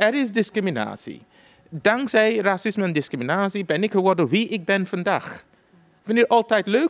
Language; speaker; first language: Dutch; non-native, fluent; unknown